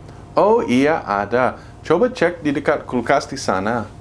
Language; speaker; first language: Indonesian; non-native, fluent; English